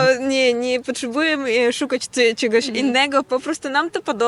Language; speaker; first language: Polish; non-native, learner; Russian